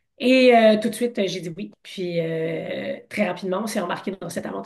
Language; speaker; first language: French; non-native, fluent; English